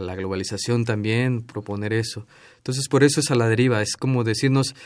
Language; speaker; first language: Spanish; native; Spanish